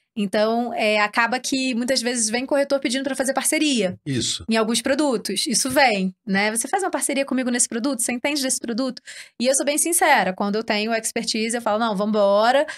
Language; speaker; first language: Portuguese; native; Portuguese